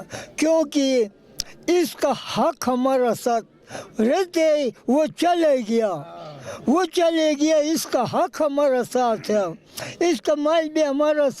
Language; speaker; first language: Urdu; non-native, local second language; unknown